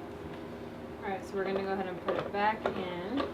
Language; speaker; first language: English; native; English